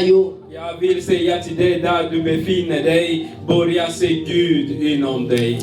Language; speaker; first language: Swedish; non-native, learner; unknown